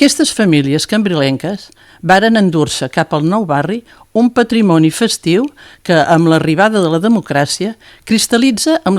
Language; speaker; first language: Catalan; native; Catalan